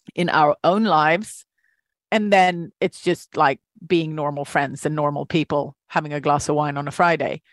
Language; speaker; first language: English; non-native, fluent; Swedish